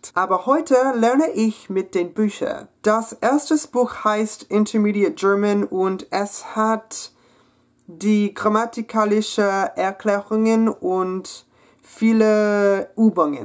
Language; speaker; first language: German; non-native, learner; English